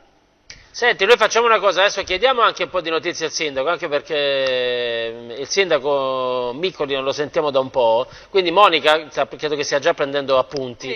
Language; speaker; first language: Italian; native; Italian